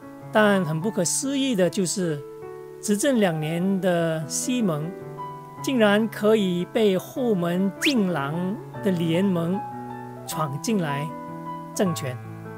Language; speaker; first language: Chinese; native; Chinese